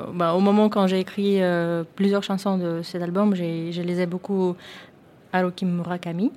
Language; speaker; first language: French; non-native, fluent; Russian